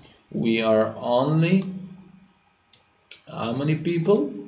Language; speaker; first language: English; non-native, fluent; Persian